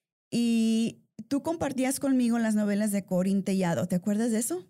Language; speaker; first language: Spanish; early bilingual, heritage; Spanish